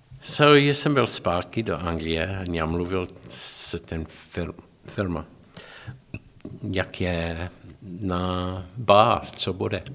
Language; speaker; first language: Czech; non-native, learner; English